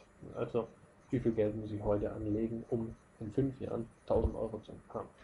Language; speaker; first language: German; native; German